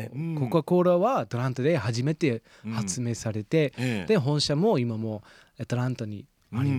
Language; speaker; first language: Japanese; non-native, fluent; English